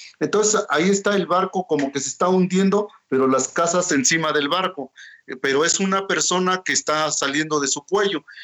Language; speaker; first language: Spanish; non-native, local second language; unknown